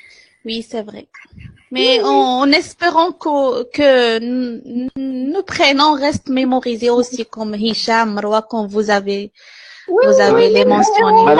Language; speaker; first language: French; non-native, learner; Arabic